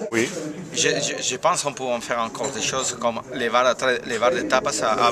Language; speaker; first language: French; non-native, learner; Spanish